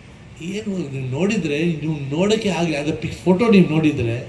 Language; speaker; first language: Kannada; non-native, local second language; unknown